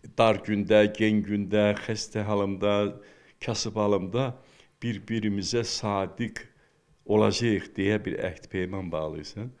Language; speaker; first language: Azerbaijani; native; Azerbaijani